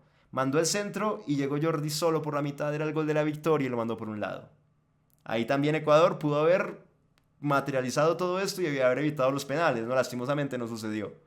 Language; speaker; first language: Spanish; native; Spanish